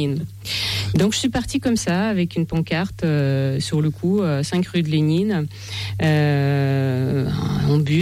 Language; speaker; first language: French; non-native, fluent; Russian